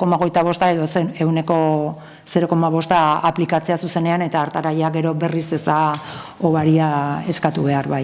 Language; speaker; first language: Basque; native; Basque